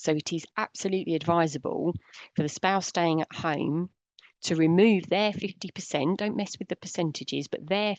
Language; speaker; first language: English; native; English